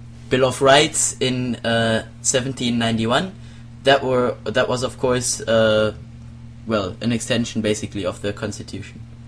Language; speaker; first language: English; non-native, fluent; German